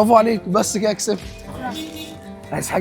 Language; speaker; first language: Arabic; native; Arabic